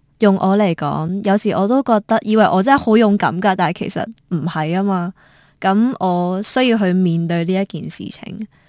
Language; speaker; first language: Cantonese; native; Cantonese